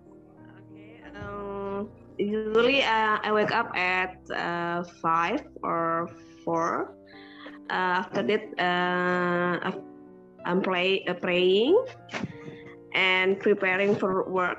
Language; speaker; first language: English; non-native, learner; Indonesian